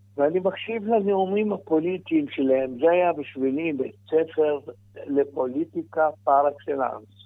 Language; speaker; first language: Hebrew; non-native, fluent; Arabic